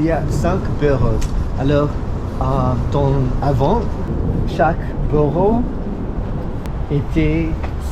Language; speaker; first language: French; non-native, learner; Spanish